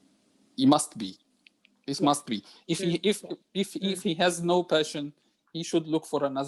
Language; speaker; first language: English; non-native, learner; Arabic